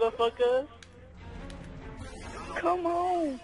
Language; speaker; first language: English; native; English